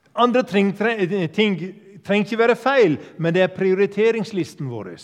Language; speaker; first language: Norwegian; native; Norwegian